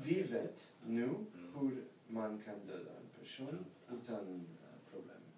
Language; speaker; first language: Swedish; non-native, learner; English